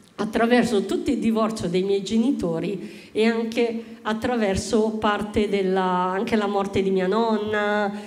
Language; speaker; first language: Italian; native; Italian